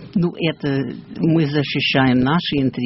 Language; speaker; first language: Russian; non-native, fluent; English